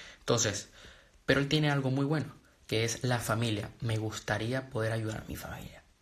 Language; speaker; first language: Spanish; native; Spanish